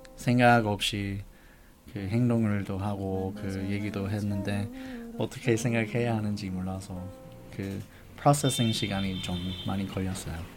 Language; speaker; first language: Korean; non-native, fluent; English